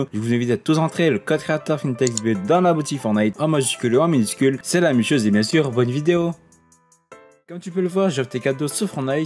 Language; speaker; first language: French; native; French